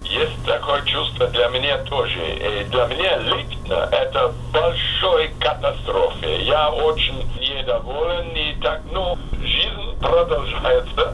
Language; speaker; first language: Russian; non-native, fluent; English